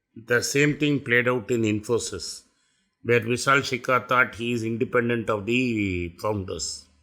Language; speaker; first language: English; non-native, local second language; Tamil